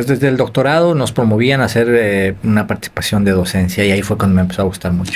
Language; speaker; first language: Spanish; native; Spanish